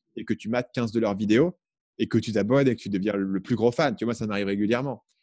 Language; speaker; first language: French; native; French